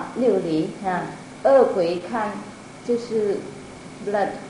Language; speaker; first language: Chinese; non-native, fluent; Vietnamese